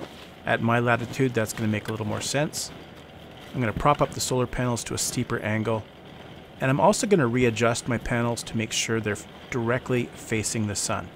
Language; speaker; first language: English; native; English